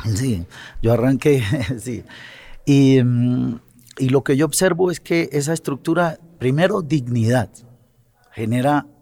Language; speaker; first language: Spanish; native; Spanish